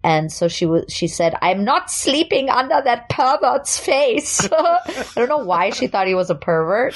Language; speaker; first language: English; early bilingual, other home language; German